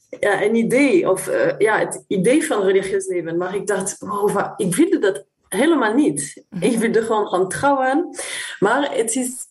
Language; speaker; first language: Dutch; non-native, fluent; French